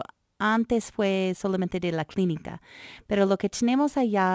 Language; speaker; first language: Spanish; non-native, fluent; English